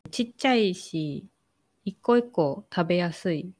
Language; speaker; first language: Japanese; native; Japanese